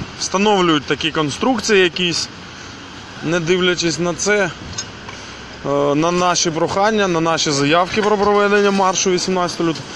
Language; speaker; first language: Ukrainian; native; Ukrainian